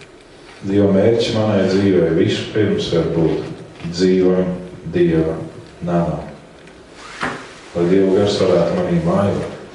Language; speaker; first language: Latvian; native; Latvian